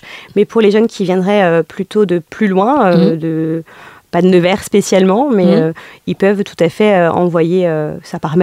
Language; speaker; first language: French; native; French